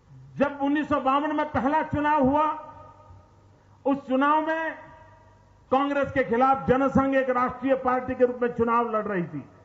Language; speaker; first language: Hindi; non-native, local second language; Gujarati